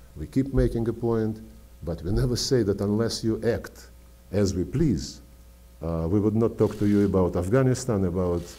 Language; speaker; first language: English; non-native, fluent; Russian